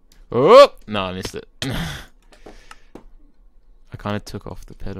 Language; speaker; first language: English; native; English